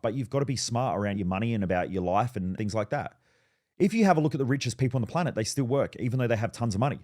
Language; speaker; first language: English; native; English